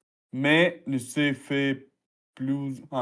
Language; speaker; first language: French; non-native, learner; Russian